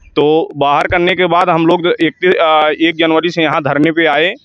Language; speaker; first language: Hindi; native; Hindi